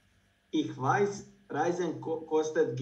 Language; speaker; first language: German; non-native, learner; Bosnian